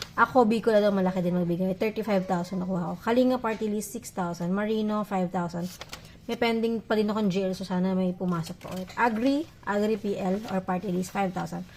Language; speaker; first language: Filipino; non-native, local second language; Iloko